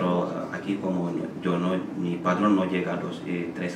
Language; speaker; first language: Spanish; non-native, learner; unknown